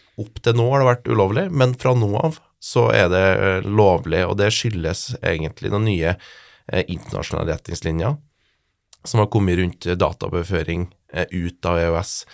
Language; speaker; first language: Norwegian; native; Norwegian